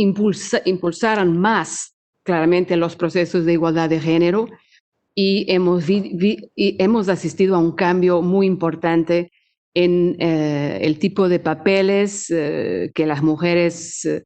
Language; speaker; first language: Spanish; non-native, fluent; Portuguese